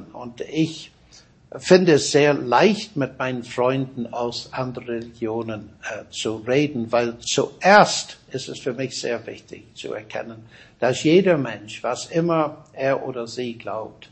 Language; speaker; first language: German; non-native, fluent; English